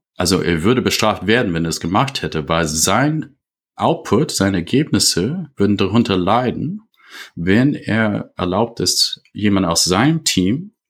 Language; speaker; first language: German; non-native, fluent; English